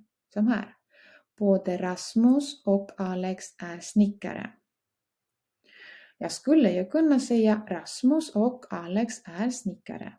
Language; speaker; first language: Swedish; non-native, fluent; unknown